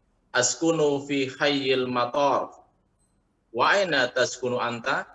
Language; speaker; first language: Arabic; non-native, learner; Indonesian